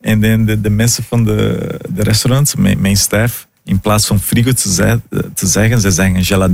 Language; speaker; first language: Dutch; non-native, learner; Portuguese